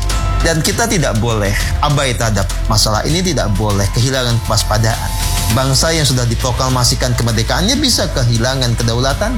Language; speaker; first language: Indonesian; native; Indonesian